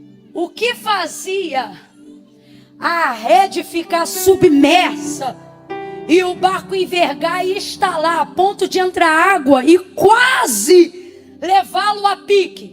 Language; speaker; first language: Portuguese; native; Portuguese